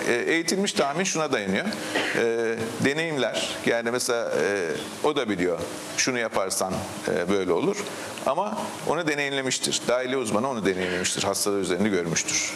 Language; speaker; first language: Turkish; native; Turkish